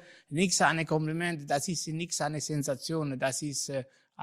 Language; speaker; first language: German; non-native, learner; Italian